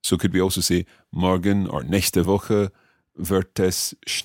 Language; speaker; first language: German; non-native, learner; English